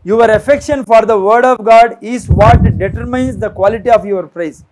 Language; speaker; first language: English; non-native, local second language; Telugu